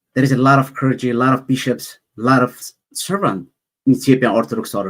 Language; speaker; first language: English; non-native, learner; Amharic